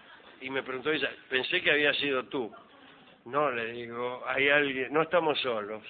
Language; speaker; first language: Spanish; native; Spanish